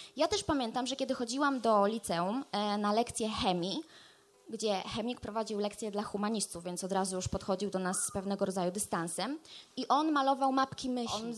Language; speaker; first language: Polish; native; Polish